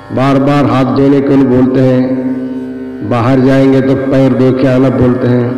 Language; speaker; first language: Hindi; non-native, local second language; Kannada